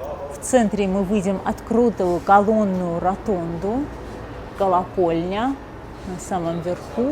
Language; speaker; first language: Russian; native; Russian